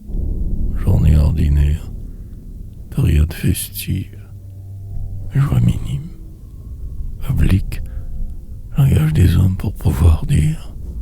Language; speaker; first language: French; native; French